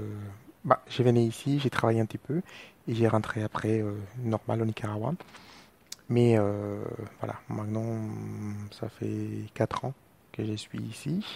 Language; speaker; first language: French; non-native, fluent; Spanish